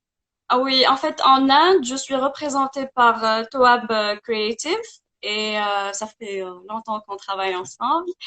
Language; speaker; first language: French; non-native, local second language; Arabic